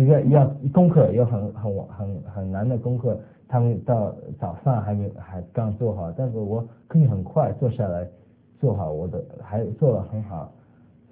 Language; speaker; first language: Chinese; early bilingual, other home language; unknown